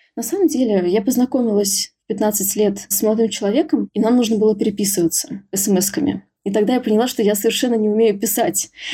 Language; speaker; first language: Russian; native; Russian